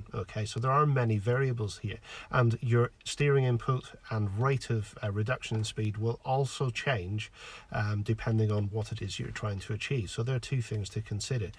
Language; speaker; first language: English; native; English